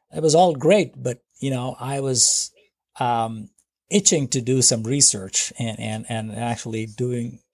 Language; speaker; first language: English; non-native, local second language; Telugu